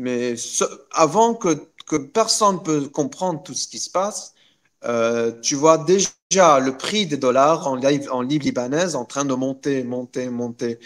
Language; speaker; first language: French; non-native, local second language; Arabic